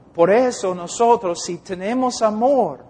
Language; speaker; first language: Spanish; non-native, fluent; English